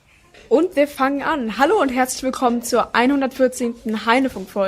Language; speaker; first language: German; native; German